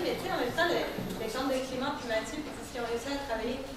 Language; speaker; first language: French; native; French